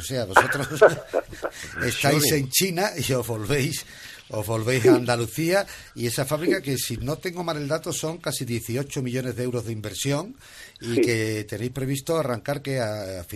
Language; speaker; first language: Spanish; native; Spanish